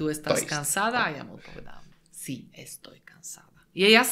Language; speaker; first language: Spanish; non-native, fluent; Slovak